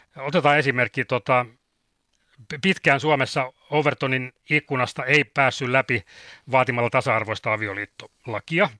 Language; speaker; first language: Finnish; native; Finnish